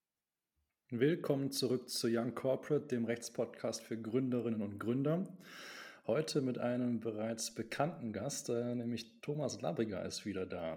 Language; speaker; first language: German; native; German